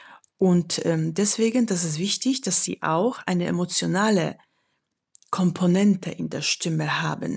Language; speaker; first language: German; non-native, fluent; Polish